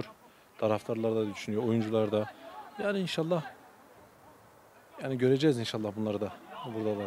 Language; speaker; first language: Turkish; early bilingual, other home language; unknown